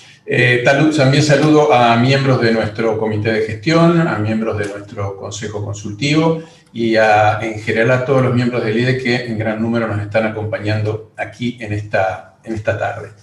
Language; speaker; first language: Spanish; native; Spanish